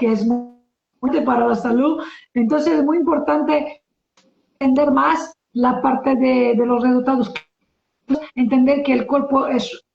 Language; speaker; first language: Spanish; non-native, learner; Portuguese